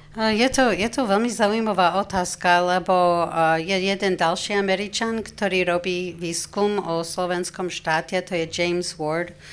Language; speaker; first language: Slovak; non-native, fluent; English